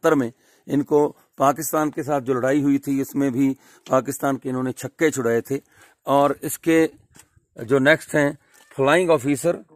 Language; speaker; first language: Hindi; non-native, local second language; Punjabi